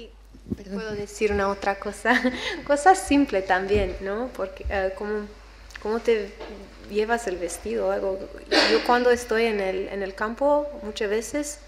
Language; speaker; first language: Spanish; non-native, learner; English